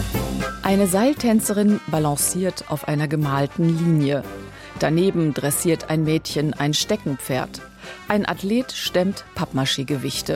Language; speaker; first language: German; native; German